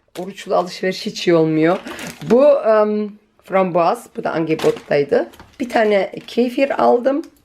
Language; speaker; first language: Turkish; early bilingual, heritage; Turkish